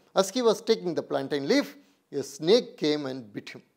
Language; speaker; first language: English; non-native, local second language; Tamil